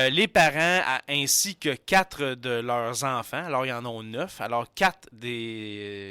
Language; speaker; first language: French; native; French